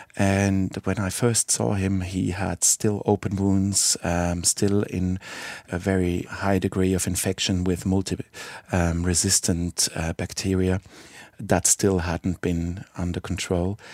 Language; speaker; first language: English; non-native, fluent; Swiss German